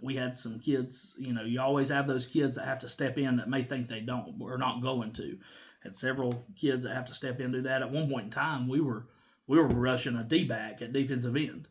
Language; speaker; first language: English; native; English